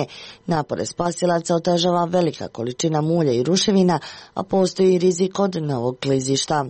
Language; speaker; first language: Croatian; native; Croatian